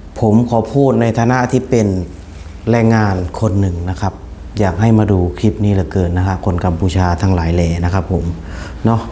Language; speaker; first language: Thai; non-native, fluent; Khmer